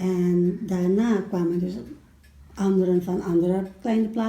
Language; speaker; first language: Dutch; early bilingual, other home language; Malay